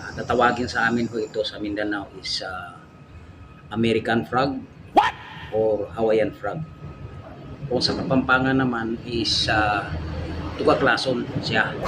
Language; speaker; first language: Filipino; non-native, local second language; Cebuano